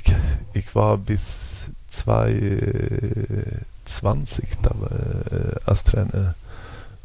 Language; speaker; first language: German; non-native, fluent; Swedish